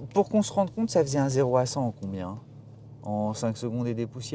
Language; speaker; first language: French; native; French